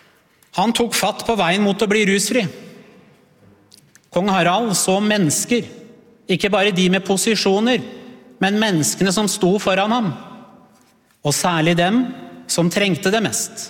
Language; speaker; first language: Norwegian; early bilingual, other home language; Persian